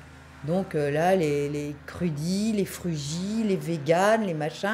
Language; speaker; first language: French; native; French